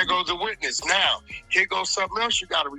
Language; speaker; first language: English; native; English